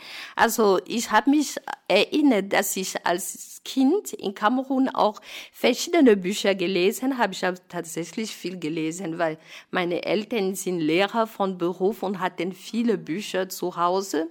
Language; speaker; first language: German; non-native, fluent; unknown